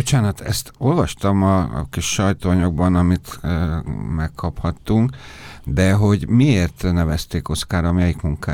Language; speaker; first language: Hungarian; native; Hungarian